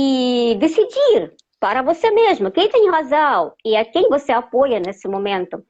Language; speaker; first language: Portuguese; non-native, fluent; Russian